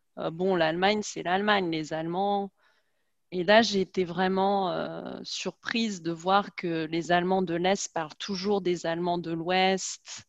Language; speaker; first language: French; native; French